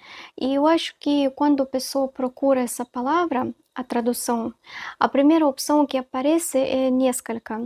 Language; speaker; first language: Portuguese; non-native, fluent; Russian